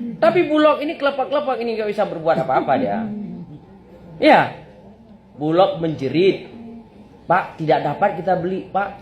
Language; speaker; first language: Indonesian; non-native, local second language; Achinese